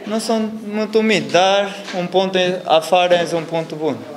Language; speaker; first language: Romanian; non-native, learner; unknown